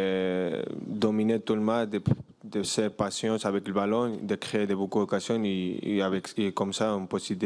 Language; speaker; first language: French; non-native, learner; Spanish